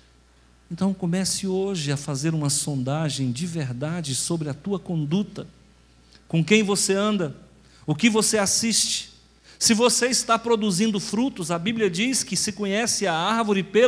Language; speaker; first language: Portuguese; native; Portuguese